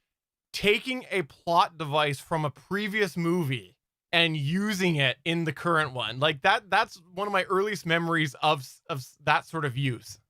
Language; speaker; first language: English; native; English